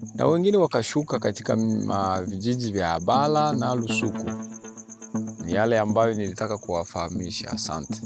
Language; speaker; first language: Swahili; native; Swahili